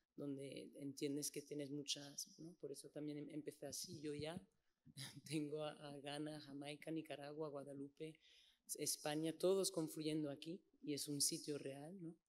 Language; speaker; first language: Spanish; non-native, fluent; English